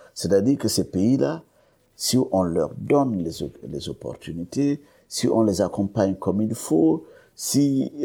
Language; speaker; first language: French; non-native, local second language; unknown